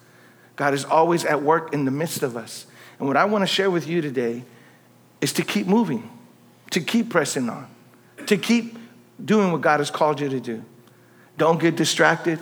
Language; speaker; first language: English; native; English